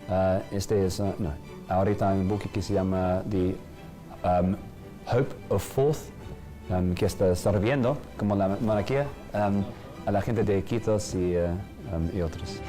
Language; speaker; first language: Spanish; non-native, fluent; English